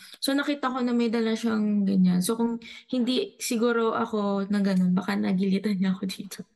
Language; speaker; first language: Filipino; non-native, local second language; Cebuano